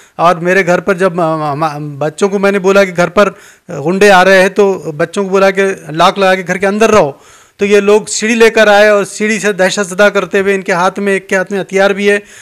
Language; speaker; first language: Hindi; non-native, local second language; Urdu